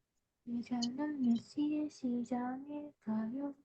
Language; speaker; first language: Korean; non-native, learner; Indonesian